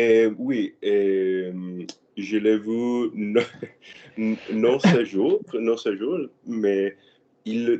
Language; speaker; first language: French; non-native, learner; Spanish